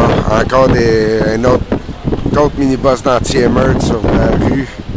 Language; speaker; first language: French; native; French